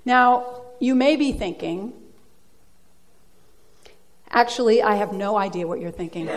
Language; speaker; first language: English; early bilingual, other home language; Dutch